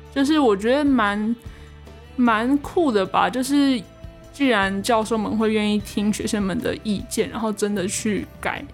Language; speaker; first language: Chinese; native; Chinese